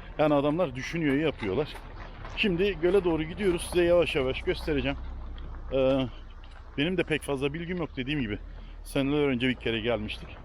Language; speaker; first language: Turkish; early bilingual, heritage; Turkish